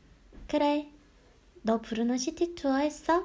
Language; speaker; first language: Korean; non-native, learner; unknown